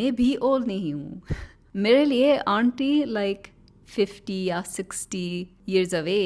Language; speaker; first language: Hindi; non-native, learner; English